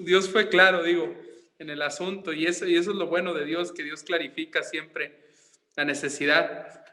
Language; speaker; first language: Spanish; native; Spanish